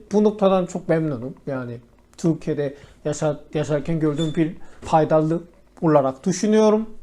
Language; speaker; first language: Turkish; non-native, fluent; Korean